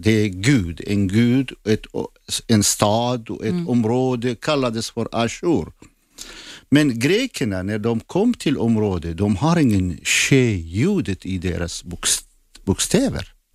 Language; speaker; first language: Swedish; non-native, fluent; Assyrian Neo-Aramaic